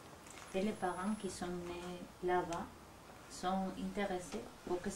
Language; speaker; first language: French; non-native, learner; Spanish